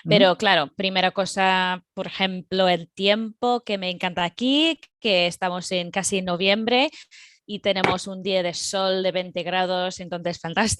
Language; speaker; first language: Spanish; non-native, fluent; English